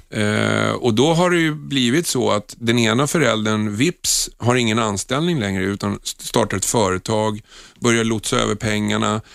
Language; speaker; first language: Swedish; native; Swedish